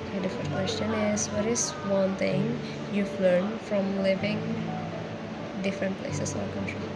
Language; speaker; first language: English; non-native, learner; Indonesian